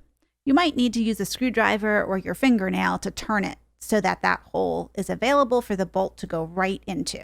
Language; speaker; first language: English; native; English